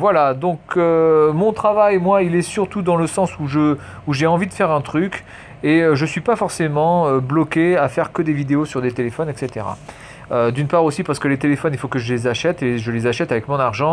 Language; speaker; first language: French; native; French